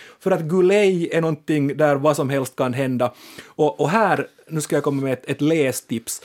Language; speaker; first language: Swedish; native; Swedish